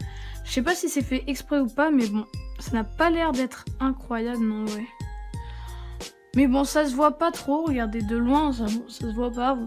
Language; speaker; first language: French; native; French